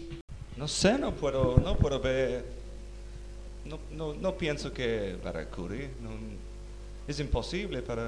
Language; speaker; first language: Spanish; non-native, learner; English